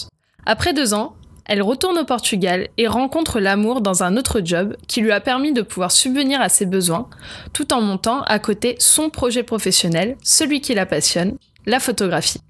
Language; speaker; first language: French; native; French